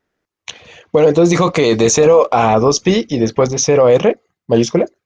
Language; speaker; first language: Spanish; native; Spanish